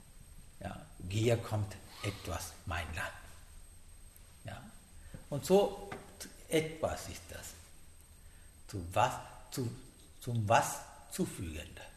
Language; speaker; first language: German; non-native, learner; Sinhala